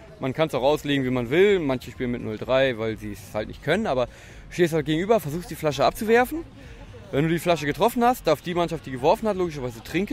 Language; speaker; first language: German; native; German